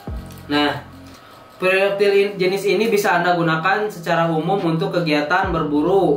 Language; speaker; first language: Indonesian; native; Indonesian